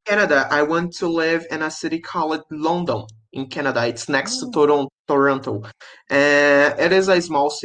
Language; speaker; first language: English; non-native, learner; Portuguese